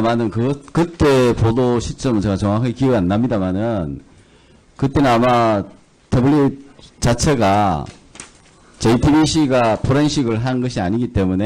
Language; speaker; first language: Korean; native; Korean